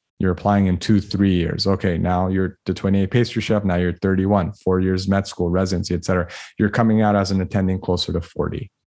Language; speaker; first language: English; early bilingual, other home language; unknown